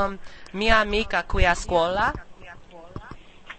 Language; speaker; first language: Italian; non-native, learner; English